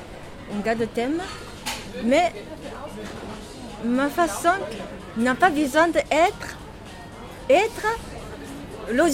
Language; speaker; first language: French; non-native, learner; Japanese